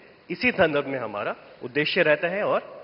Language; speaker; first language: Hindi; native; Hindi